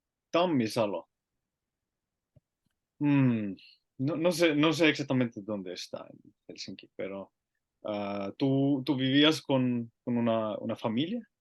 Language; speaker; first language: Spanish; non-native, learner; Finnish